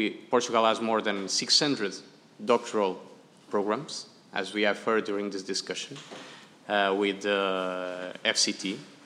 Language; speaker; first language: English; non-native, fluent; Portuguese